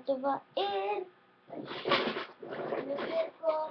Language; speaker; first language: Lithuanian; early bilingual, heritage; Lithuanian